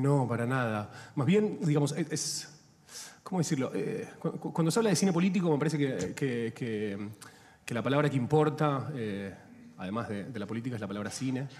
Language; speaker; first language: Spanish; native; Spanish